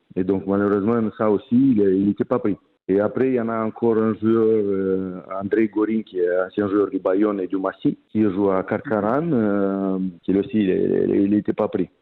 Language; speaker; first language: French; non-native, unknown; Romanian